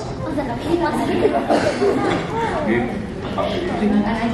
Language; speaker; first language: Indonesian; native; Indonesian